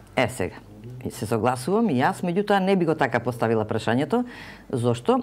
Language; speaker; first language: Macedonian; non-native, local second language; Serbian